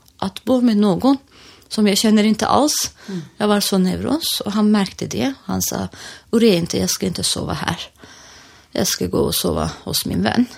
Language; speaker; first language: Swedish; non-native, fluent; Turkish